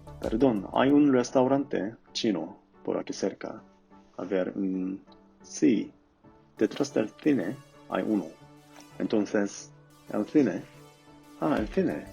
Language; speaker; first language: Spanish; non-native, learner; Korean